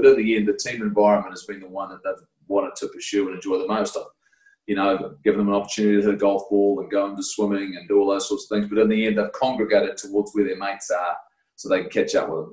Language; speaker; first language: English; native; English